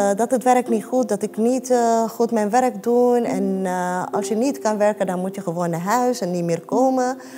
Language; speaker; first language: Dutch; non-native, fluent; Arabic